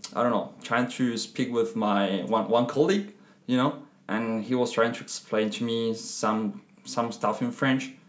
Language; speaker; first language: English; non-native, fluent; Spanish